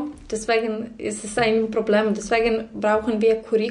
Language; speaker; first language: German; native; German